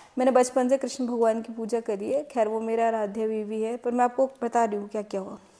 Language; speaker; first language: Hindi; native; Hindi